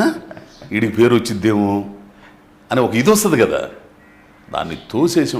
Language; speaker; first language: Telugu; native; Telugu